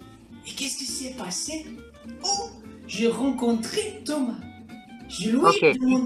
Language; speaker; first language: French; non-native, learner; Croatian